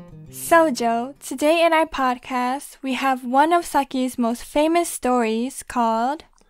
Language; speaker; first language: English; early bilingual, other home language; Japanese